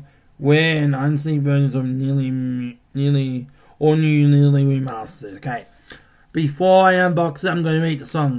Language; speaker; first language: English; native; English